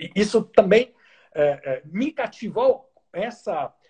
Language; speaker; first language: Portuguese; non-native, fluent; Italian